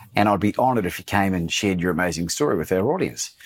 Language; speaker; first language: English; native; English